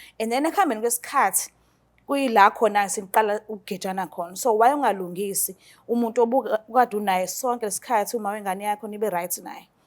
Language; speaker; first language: Zulu; native; Zulu